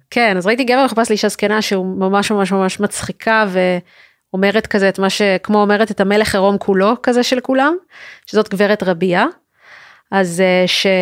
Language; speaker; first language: Hebrew; native; Hebrew